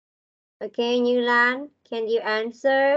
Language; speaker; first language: English; non-native, learner; Vietnamese